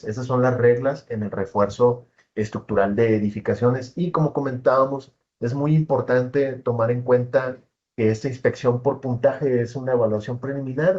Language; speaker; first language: Spanish; native; Spanish